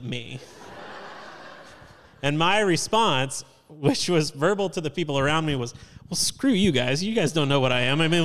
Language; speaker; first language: English; native; English